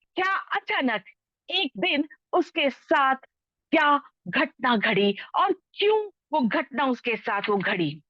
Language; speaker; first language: Hindi; non-native, local second language; Telugu